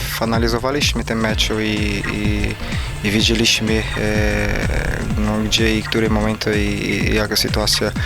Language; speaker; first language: Polish; non-native, learner; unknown